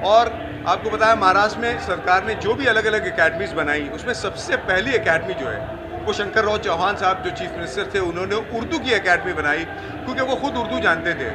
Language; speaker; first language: Hindi; native; Hindi